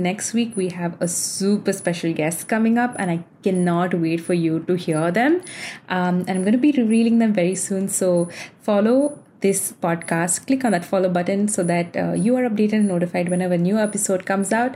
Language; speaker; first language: English; non-native, local second language; Malayalam